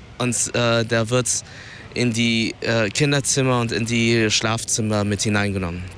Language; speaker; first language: German; early bilingual, other home language; Vietnamese